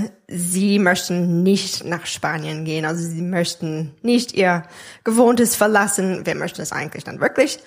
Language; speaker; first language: German; non-native, fluent; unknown